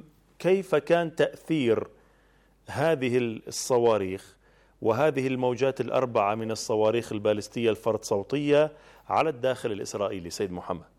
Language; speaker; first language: Arabic; native; Arabic